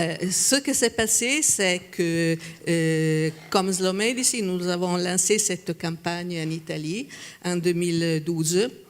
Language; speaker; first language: French; non-native, fluent; Italian